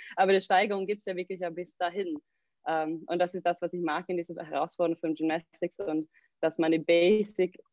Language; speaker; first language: German; non-native, fluent; Swedish